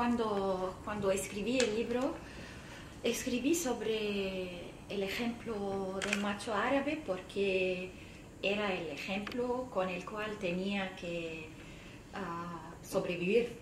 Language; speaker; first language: Spanish; non-native, fluent; Arabic